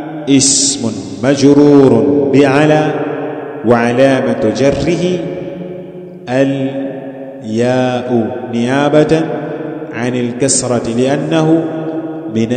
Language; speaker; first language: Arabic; non-native, fluent; Swahili